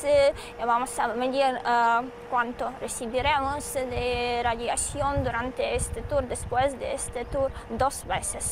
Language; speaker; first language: Spanish; non-native, learner; Ukrainian